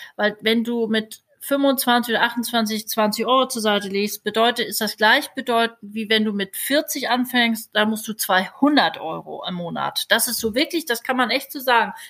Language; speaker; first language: German; native; German